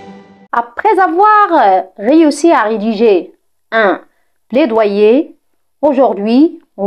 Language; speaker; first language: French; non-native, local second language; Arabic